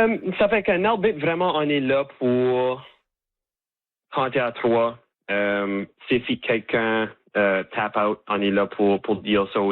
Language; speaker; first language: French; native; French